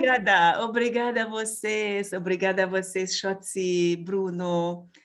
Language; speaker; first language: Portuguese; non-native, learner; Hungarian